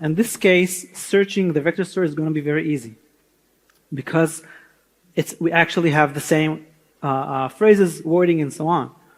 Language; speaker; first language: English; non-native, fluent; Hebrew